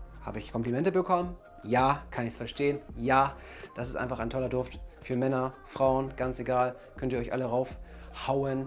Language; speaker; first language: German; native; German